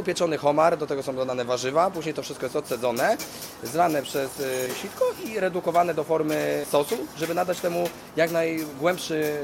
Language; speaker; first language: Polish; native; Polish